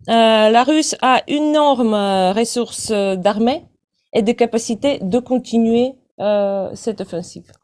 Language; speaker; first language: French; non-native, fluent; Ukrainian